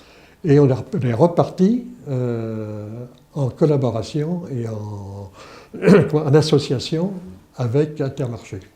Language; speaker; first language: French; native; French